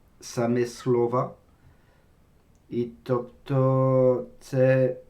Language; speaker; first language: Ukrainian; non-native, learner; French